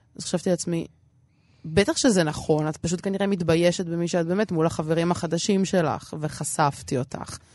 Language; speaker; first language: Hebrew; early bilingual, other home language; Russian